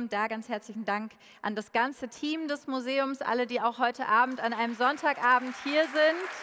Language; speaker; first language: German; native; German